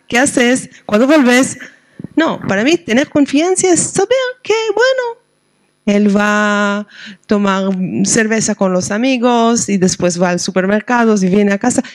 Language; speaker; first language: Spanish; non-native, fluent; Hebrew